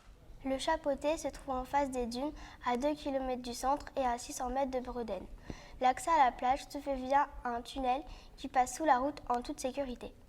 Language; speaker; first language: French; native; French